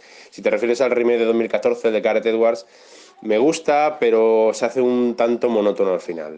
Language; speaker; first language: Spanish; native; Spanish